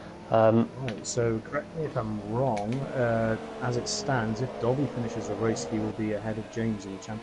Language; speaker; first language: English; native; English